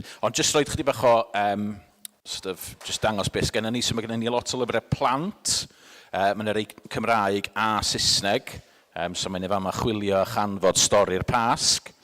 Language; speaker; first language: Welsh; native; Welsh